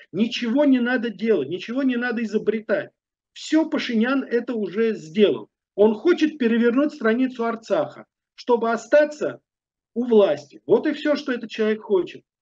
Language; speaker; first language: Russian; native; Russian